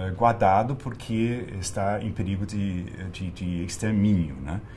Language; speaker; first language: Portuguese; non-native, fluent; Danish